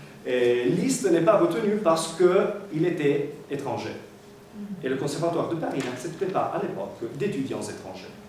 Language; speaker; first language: French; non-native, fluent; Italian